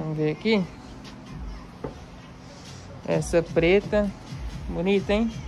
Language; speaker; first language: Portuguese; native; Portuguese